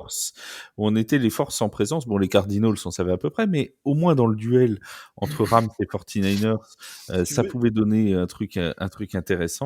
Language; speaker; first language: French; native; French